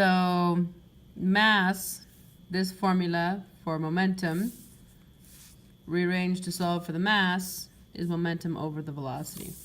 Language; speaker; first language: English; native; English